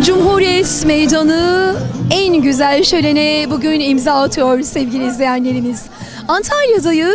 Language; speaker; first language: Turkish; native; Turkish